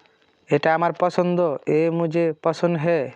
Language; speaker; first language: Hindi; non-native, learner; Bangla